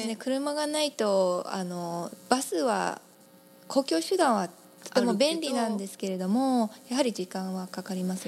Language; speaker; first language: Japanese; native; Japanese